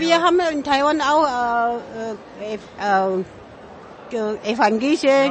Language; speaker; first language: German; non-native, fluent; Min Nan Chinese